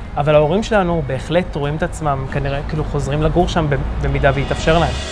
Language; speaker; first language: Hebrew; early bilingual, other home language; Arabic